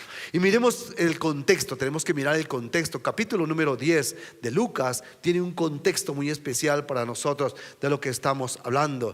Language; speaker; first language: Spanish; native; Spanish